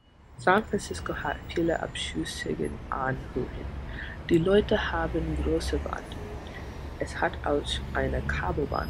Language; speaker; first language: German; non-native, learner; English